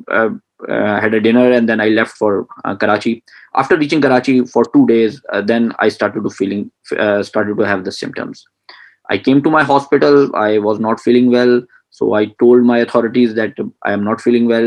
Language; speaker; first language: English; non-native, local second language; Punjabi